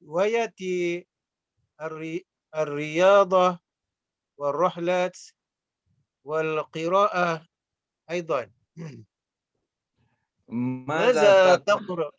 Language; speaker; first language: Arabic; non-native, learner; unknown